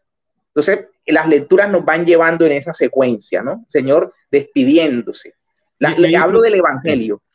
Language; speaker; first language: Spanish; native; Spanish